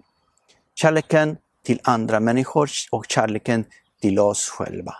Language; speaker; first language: Swedish; non-native, fluent; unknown